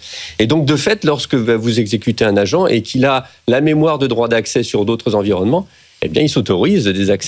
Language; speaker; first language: French; native; French